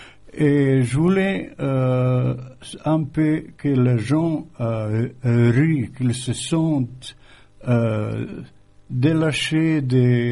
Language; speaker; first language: French; non-native, fluent; Croatian